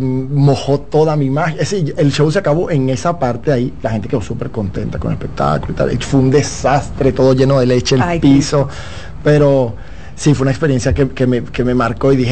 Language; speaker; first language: Spanish; native; Spanish